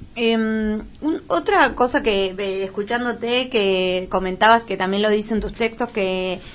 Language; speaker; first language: Spanish; native; Spanish